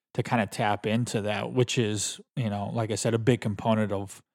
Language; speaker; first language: English; native; English